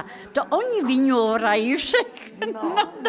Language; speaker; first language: Czech; non-native, fluent; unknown